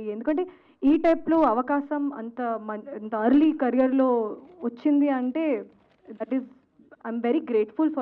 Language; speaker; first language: Telugu; non-native, learner; Hindi